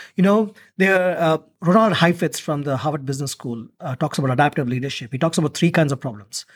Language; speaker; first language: English; non-native, local second language; Telugu